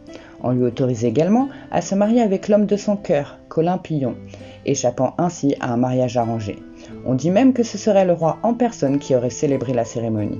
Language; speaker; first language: French; native; French